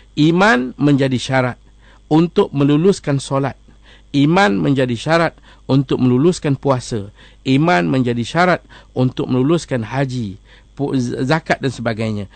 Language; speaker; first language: Malay; native; Malay